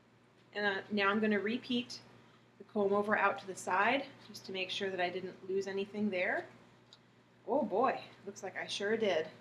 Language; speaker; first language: English; native; English